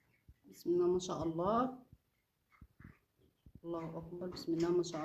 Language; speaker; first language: Arabic; native; Arabic